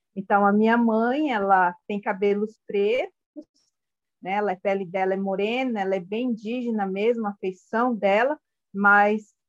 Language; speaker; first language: Portuguese; non-native, local second language; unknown